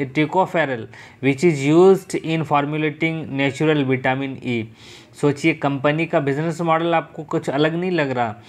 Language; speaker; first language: Hindi; native; Hindi